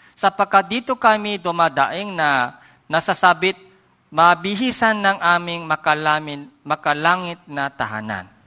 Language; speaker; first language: Filipino; non-native, fluent; Korean